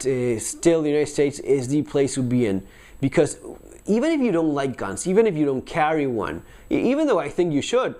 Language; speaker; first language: English; non-native, fluent; Spanish